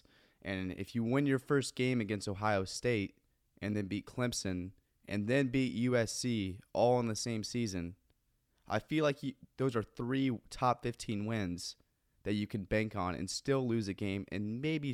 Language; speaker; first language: English; native; English